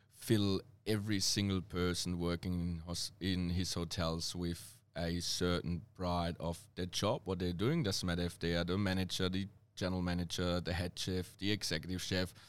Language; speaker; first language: English; non-native, fluent; German